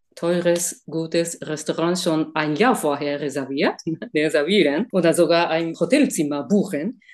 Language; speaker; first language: German; non-native, fluent; Japanese